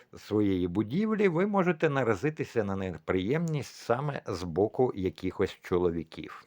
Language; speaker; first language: Ukrainian; non-native, local second language; Russian